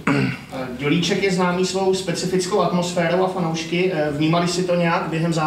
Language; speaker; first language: Czech; native; Czech